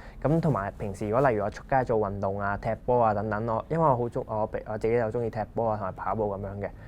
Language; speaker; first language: Cantonese; non-native, local second language; Punjabi